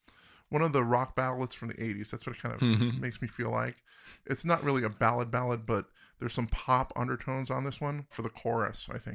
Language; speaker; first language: English; native; English